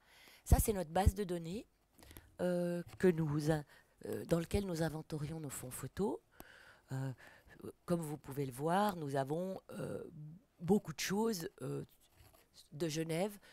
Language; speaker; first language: French; native; French